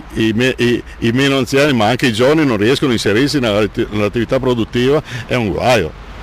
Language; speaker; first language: Italian; native; Italian